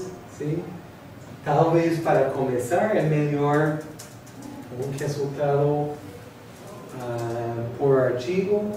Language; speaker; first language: Portuguese; non-native, fluent; English